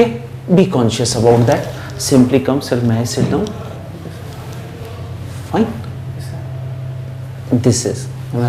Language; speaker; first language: English; non-native, local second language; Hindi